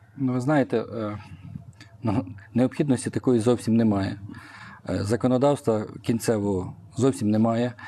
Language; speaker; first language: Ukrainian; non-native, local second language; Russian